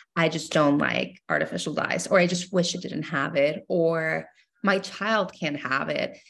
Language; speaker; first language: English; non-native, fluent; Spanish